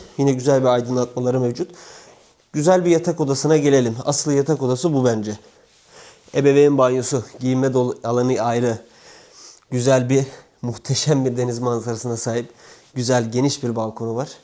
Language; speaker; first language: Turkish; native; Turkish